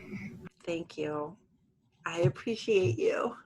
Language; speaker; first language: English; native; English